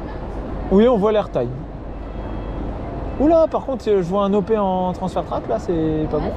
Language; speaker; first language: French; native; French